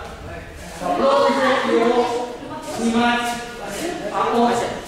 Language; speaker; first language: Russian; non-native, learner; Serbian